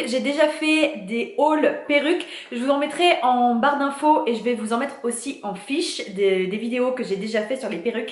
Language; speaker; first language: French; native; French